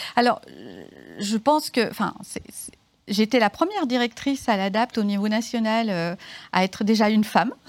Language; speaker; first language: French; native; French